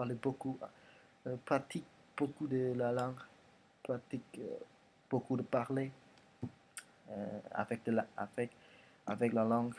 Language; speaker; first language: French; non-native, learner; Indonesian